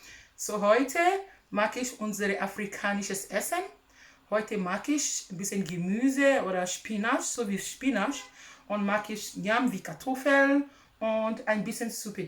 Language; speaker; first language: German; non-native, learner; English